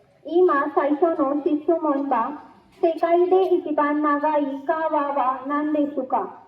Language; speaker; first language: Japanese; non-native, learner; Marathi